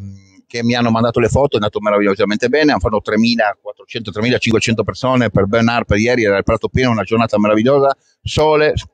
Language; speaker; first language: Italian; native; Italian